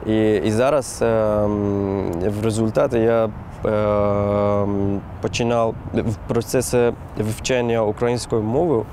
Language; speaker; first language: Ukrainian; non-native, learner; Persian